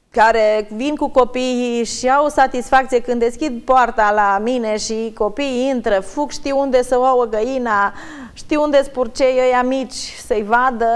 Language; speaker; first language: Romanian; native; Romanian